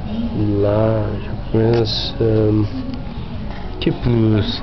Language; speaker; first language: French; non-native, learner; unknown